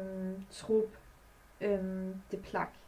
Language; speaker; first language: French; non-native, learner; Danish